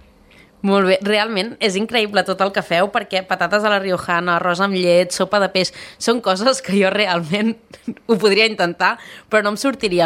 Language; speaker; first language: Catalan; native; Catalan